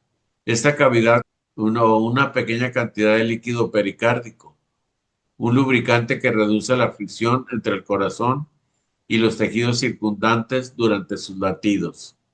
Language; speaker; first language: Spanish; native; Spanish